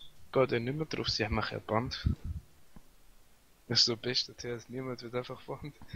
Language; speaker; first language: German; native; German